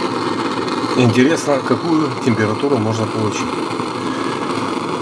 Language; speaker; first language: Russian; native; Russian